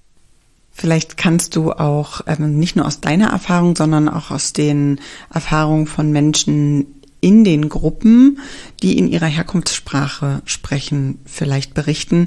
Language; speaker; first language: German; native; German